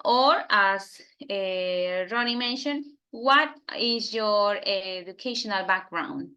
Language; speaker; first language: English; non-native, fluent; Spanish